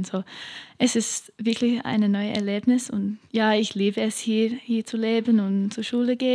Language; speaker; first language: German; non-native, learner; English